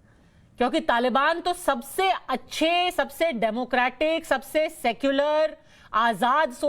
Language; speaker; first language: Hindi; native; Hindi